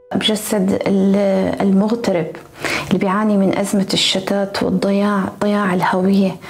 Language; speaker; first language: Arabic; native; Arabic